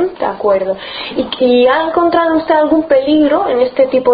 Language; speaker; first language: Spanish; native; Spanish